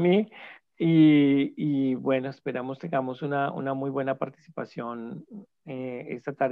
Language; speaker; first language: Spanish; native; Spanish